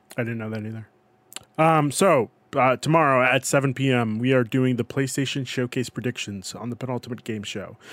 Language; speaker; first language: English; native; English